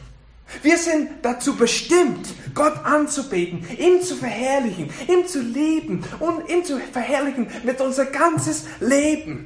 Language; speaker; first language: German; non-native, fluent; English